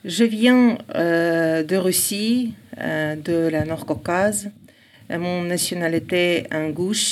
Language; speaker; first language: French; non-native, learner; Ingush